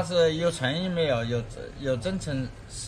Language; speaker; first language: Chinese; native; Chinese